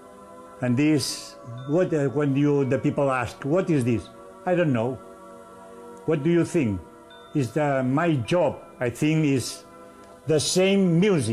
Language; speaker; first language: English; non-native, learner; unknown